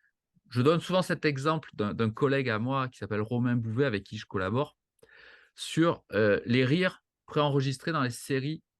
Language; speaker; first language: French; native; French